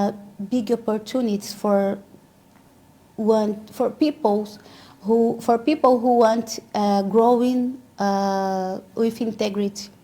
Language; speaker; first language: English; non-native, learner; Portuguese